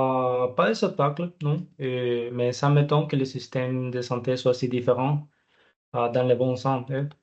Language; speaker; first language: French; non-native, learner; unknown